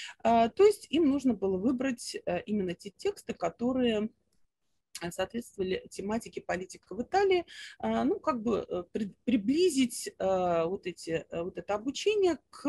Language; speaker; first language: Russian; native; Russian